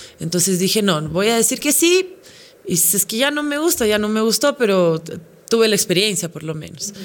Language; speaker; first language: Spanish; non-native, fluent; Portuguese